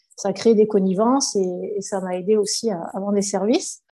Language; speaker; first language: French; native; French